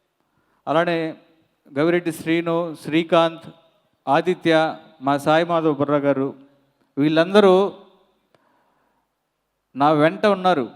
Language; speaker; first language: Telugu; native; Telugu